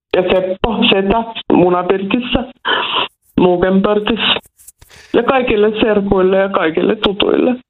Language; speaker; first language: Finnish; non-native, local second language; Swedish